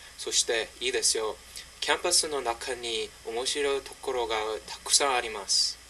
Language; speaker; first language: Japanese; non-native, learner; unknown